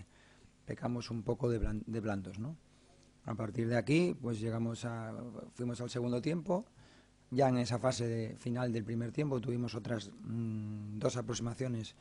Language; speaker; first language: Spanish; native; Spanish